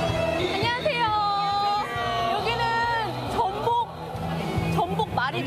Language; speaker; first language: Korean; native; Korean